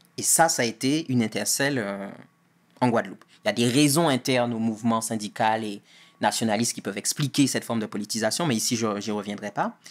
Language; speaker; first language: French; native; French